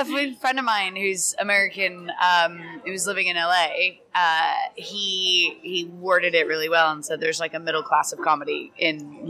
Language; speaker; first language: English; native; English